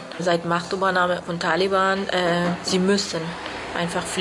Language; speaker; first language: German; non-native, fluent; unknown